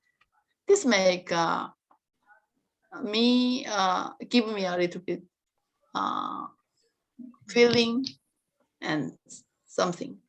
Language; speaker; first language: English; non-native, learner; Korean